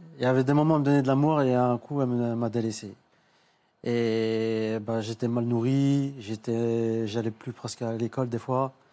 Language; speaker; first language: French; early bilingual, other home language; Arabic